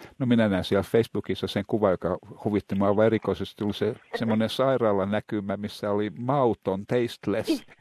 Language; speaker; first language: Finnish; native; Finnish